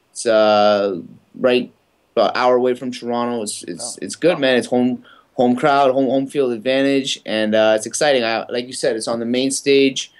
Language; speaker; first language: English; native; English